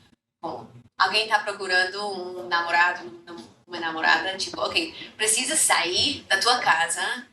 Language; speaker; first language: Portuguese; non-native, fluent; English